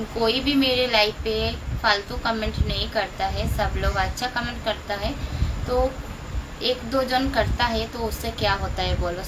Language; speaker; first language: Hindi; non-native, local second language; Bangla